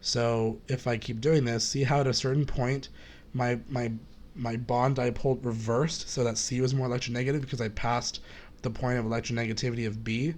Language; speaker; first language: English; native; English